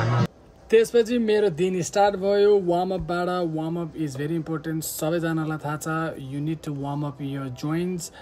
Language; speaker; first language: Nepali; native; Nepali